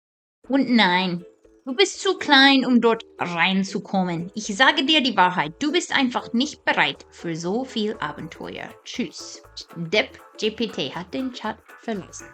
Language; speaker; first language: German; non-native, fluent; English